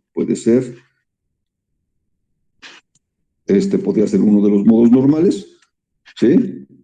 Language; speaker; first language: Spanish; native; Spanish